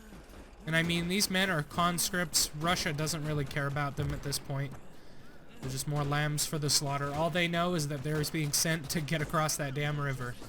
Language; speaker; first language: English; native; English